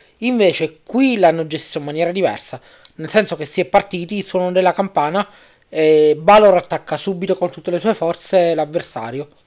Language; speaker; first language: Italian; native; Italian